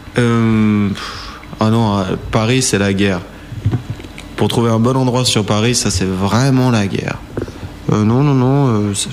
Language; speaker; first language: French; early bilingual, heritage; French